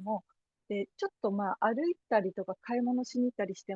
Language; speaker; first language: Japanese; native; Japanese